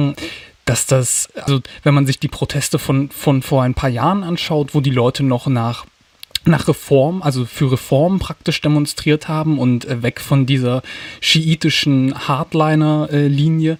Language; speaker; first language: German; native; German